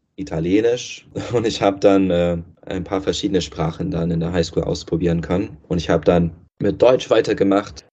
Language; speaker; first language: German; non-native, fluent; English